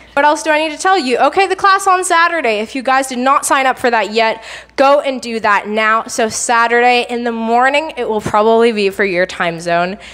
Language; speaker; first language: English; native; English